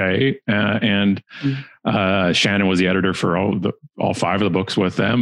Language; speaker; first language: English; native; English